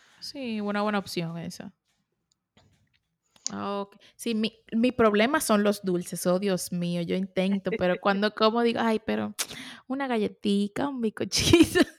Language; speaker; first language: Spanish; native; Spanish